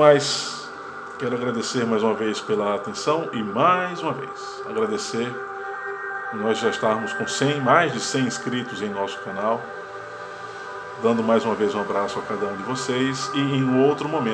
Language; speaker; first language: Portuguese; native; Portuguese